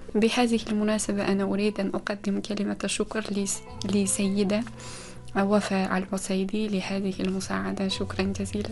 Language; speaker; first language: Arabic; non-native, fluent; Uzbek